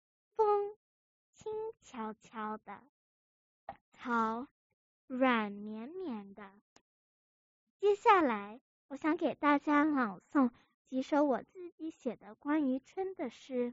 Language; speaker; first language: Chinese; early bilingual, heritage; Chinese